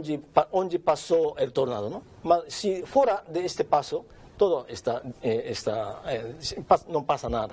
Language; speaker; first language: Portuguese; non-native, learner; Japanese